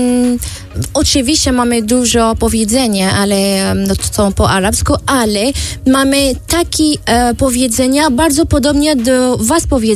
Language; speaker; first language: Polish; non-native, learner; Arabic